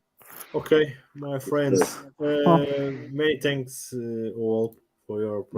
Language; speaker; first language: English; non-native, learner; Portuguese